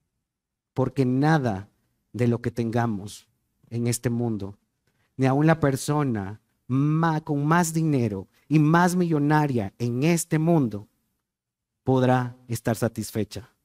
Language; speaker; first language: Spanish; native; Spanish